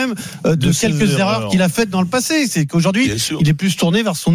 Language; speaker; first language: French; native; French